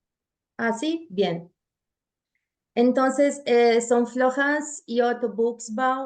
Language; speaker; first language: Spanish; non-native, fluent; Portuguese